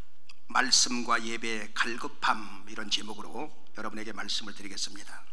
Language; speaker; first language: Korean; native; Korean